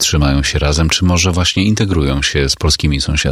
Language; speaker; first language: Polish; native; Polish